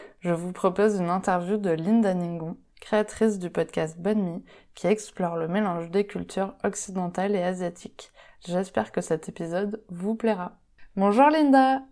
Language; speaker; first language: French; native; French